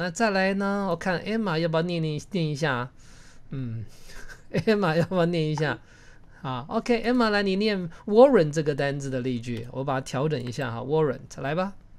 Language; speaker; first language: Chinese; native; Chinese